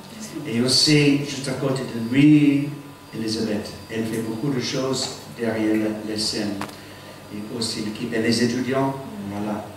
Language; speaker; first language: French; non-native, fluent; English